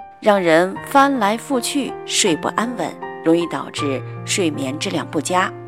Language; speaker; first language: Chinese; native; Chinese